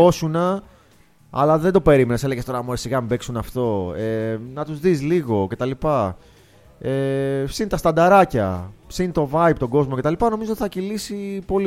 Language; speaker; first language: Greek; native; Greek